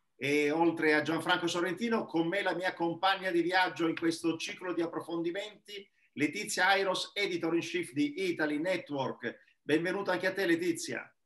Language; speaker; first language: Italian; native; Italian